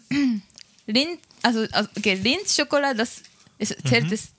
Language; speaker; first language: German; non-native, fluent; Japanese